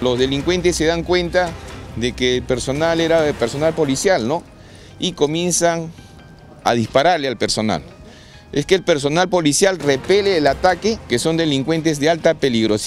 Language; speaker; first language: Spanish; native; Spanish